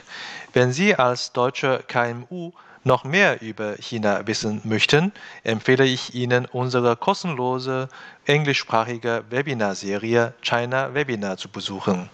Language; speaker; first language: German; non-native, fluent; Chinese